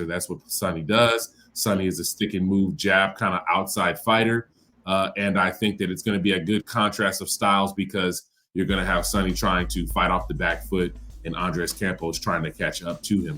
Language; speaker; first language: English; native; English